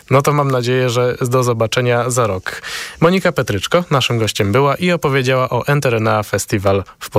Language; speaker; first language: Polish; native; Polish